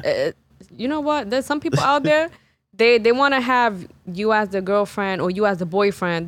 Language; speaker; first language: English; native; English